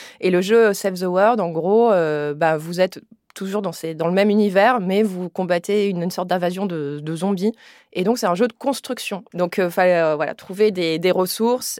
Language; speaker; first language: French; native; French